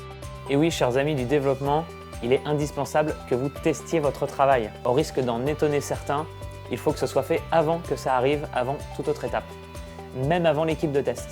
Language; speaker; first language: French; native; French